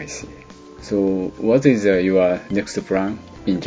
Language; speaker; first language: English; non-native, learner; Japanese